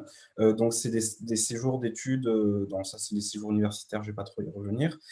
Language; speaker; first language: French; native; French